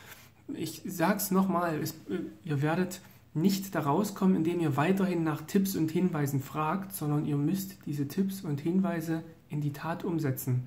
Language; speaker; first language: German; native; German